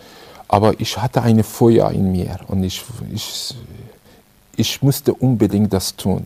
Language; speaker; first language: German; non-native, fluent; Persian